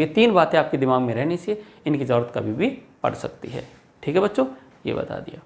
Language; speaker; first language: Hindi; native; Hindi